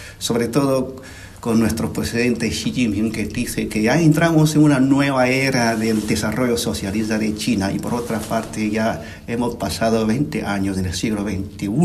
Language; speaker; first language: Spanish; non-native, fluent; Chinese